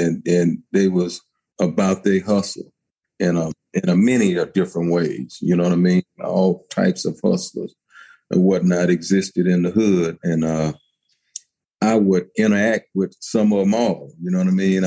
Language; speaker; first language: English; native; English